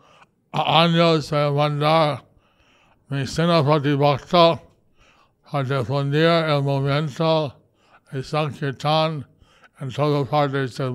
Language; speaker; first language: Spanish; non-native, learner; English